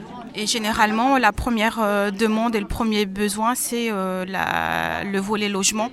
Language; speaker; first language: French; native; French